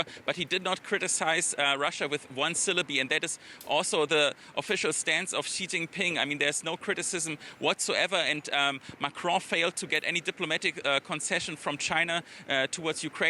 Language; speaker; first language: English; non-native, fluent; German